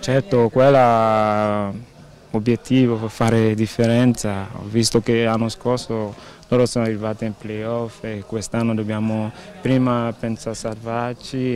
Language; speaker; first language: Italian; non-native, learner; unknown